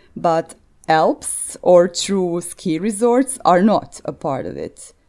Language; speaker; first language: English; non-native, fluent; Croatian